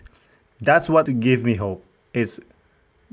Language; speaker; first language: English; non-native, local second language; Filipino